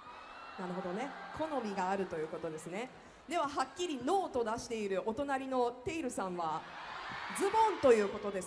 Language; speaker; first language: Japanese; native; Japanese